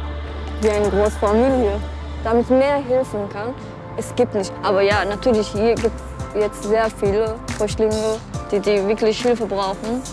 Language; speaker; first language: German; non-native, learner; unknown